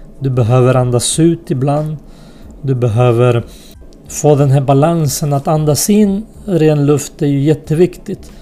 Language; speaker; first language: Swedish; early bilingual, other home language; Spanish